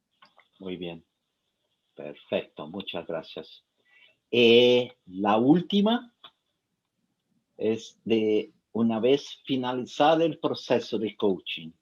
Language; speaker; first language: Spanish; non-native, fluent; Portuguese